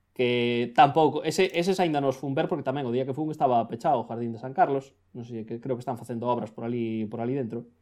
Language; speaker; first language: Galician; native; Galician